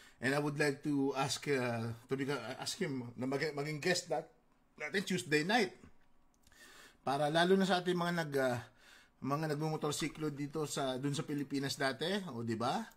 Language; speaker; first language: Filipino; non-native, local second language; Bikol